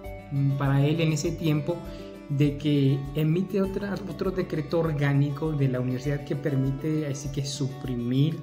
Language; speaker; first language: Spanish; native; Spanish